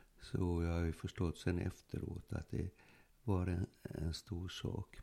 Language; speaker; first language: Swedish; early bilingual, other home language; Polish